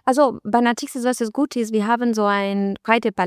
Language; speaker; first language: German; non-native, learner; Albanian